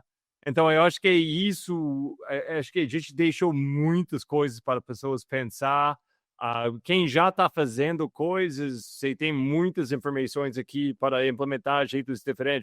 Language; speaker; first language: Portuguese; non-native, fluent; English